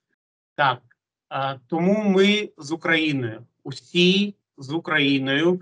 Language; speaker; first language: Ukrainian; non-native, local second language; Russian